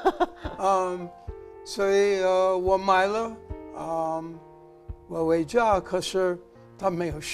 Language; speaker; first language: Chinese; non-native, learner; English